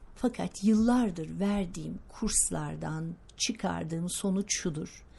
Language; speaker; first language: Turkish; native; Turkish